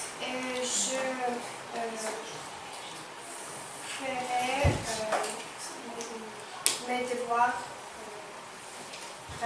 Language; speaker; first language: French; non-native, learner; Ukrainian